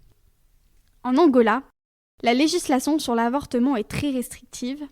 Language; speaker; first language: French; native; French